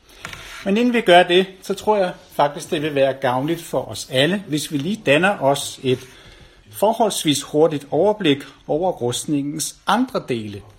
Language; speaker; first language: Danish; native; Danish